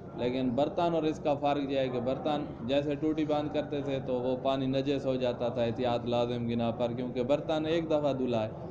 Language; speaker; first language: Urdu; non-native, local second language; Punjabi